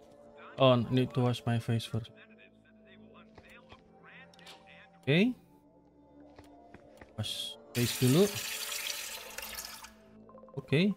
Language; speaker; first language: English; non-native, learner; Indonesian